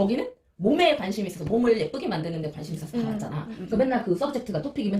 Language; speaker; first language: Korean; native; Korean